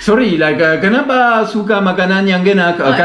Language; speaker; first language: Indonesian; non-native, learner; French